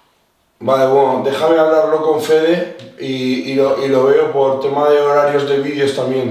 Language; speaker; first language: Spanish; native; Spanish